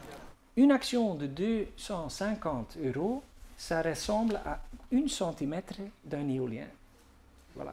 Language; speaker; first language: French; non-native, fluent; Dutch